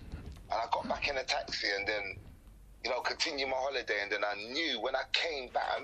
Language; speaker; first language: English; native; English